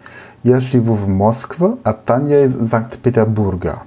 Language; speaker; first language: Russian; non-native, learner; German